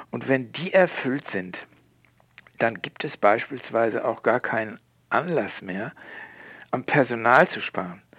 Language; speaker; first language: German; native; German